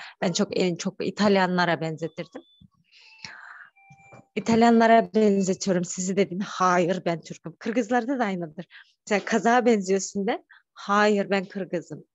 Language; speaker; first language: Turkish; non-native, fluent; Kyrgyz